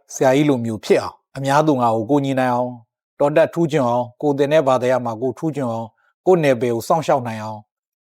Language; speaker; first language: Burmese; native; Burmese